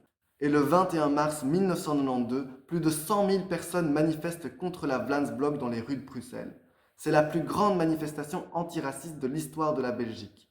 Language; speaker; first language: French; native; French